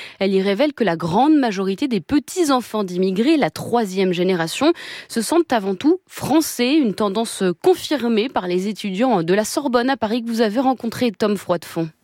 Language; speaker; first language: French; native; French